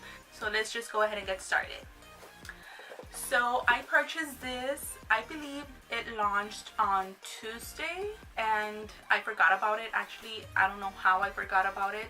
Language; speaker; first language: English; native; English